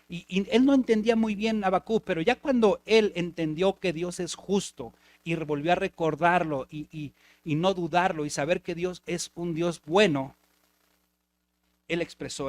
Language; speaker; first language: Spanish; native; Spanish